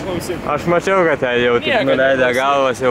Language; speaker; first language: Lithuanian; native; Lithuanian